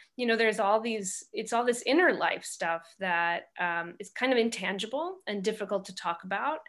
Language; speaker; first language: English; native; English